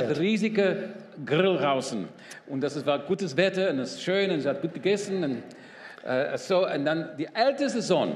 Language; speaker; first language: German; non-native, learner; English